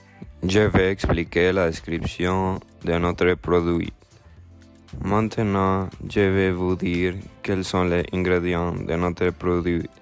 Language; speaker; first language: French; non-native, learner; Spanish